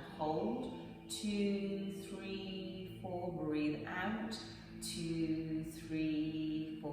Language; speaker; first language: English; native; English